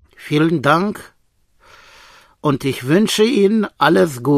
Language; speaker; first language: German; non-native, learner; Russian